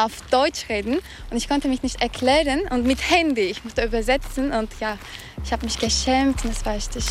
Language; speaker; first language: German; non-native, learner; Turkish